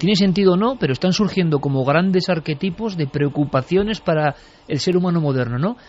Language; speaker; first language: Spanish; native; Spanish